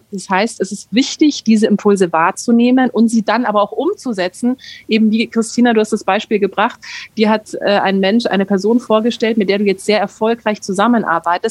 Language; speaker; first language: German; native; German